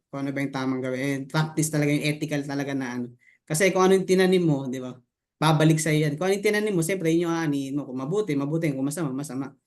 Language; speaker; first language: Filipino; native; Filipino